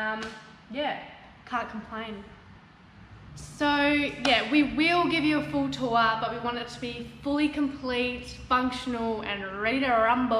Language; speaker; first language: English; native; English